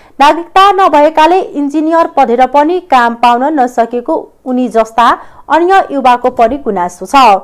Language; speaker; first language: Nepali; non-native, local second language; Maithili